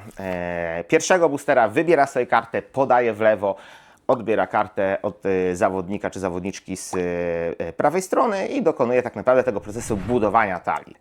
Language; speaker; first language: Polish; native; Polish